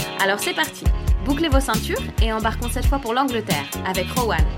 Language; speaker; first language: French; native; French